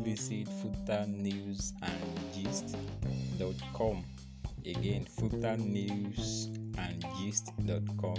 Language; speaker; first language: English; non-native, local second language; Yoruba